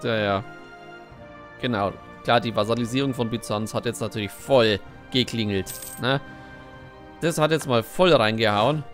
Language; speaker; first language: German; native; German